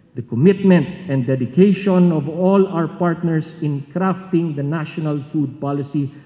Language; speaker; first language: English; non-native, local second language; Filipino